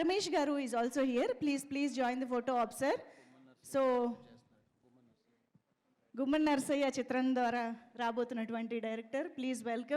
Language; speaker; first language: Telugu; native; Telugu